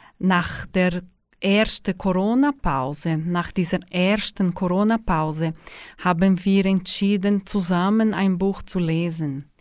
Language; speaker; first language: German; non-native, fluent; Portuguese